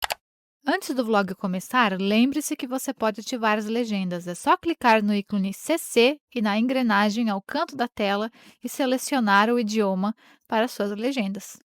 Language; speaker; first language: Portuguese; native; Portuguese